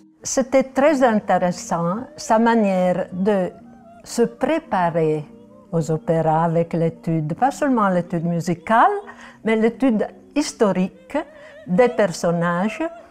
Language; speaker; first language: French; non-native, fluent; Italian